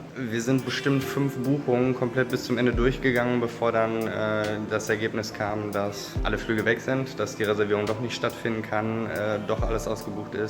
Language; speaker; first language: German; native; German